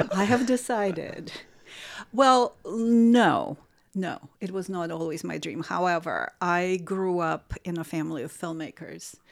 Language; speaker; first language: English; non-native, fluent; Russian